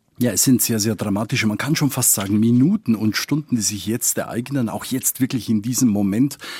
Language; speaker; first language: German; non-native, fluent; Spanish